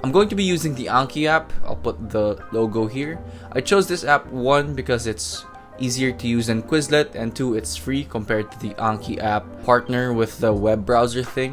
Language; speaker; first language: English; non-native, local second language; Filipino